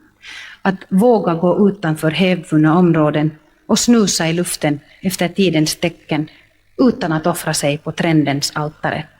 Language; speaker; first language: Swedish; native; Swedish